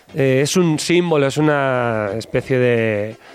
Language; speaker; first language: Spanish; native; Spanish